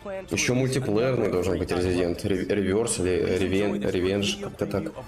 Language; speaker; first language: Russian; native; Russian